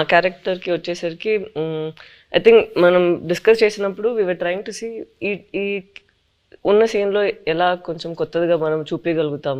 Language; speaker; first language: Telugu; non-native, fluent; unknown